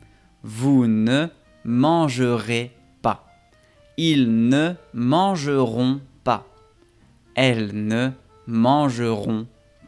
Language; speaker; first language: French; non-native, fluent; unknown